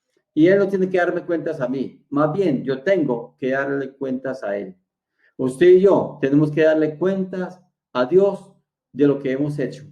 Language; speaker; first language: Spanish; native; Spanish